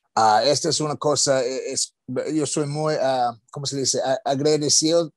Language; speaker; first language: Spanish; non-native, learner; English